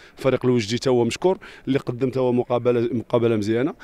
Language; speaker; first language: Arabic; native; Arabic